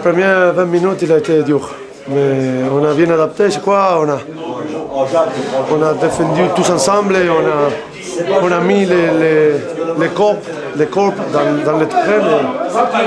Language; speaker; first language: French; non-native, fluent; Spanish